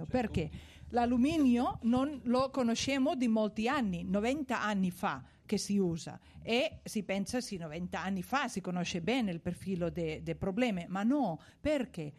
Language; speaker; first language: Italian; non-native, learner; Spanish